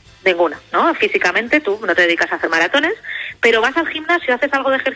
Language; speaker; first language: Spanish; native; Spanish